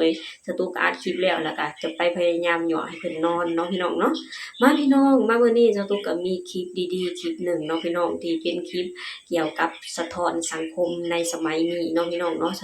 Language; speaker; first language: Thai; non-native, local second language; Lao